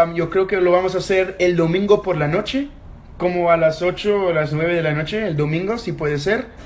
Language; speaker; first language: Spanish; non-native, learner; English